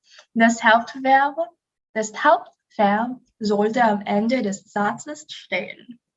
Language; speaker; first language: German; non-native, learner; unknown